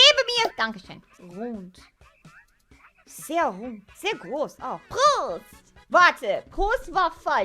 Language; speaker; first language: German; non-native, learner; English